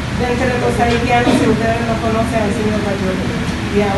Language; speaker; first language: Spanish; non-native, learner; Haitian Creole